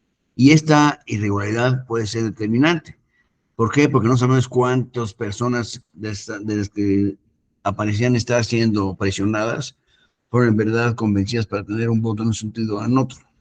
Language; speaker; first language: Spanish; native; Spanish